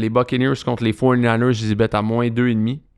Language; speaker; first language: French; native; French